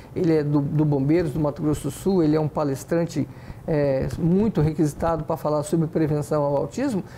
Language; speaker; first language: Portuguese; native; Portuguese